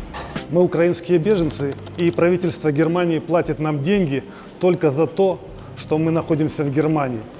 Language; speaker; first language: Russian; native; Russian